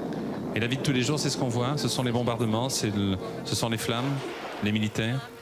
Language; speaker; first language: French; native; French